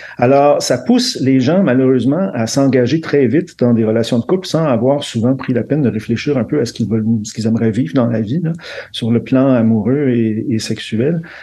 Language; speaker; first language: French; native; French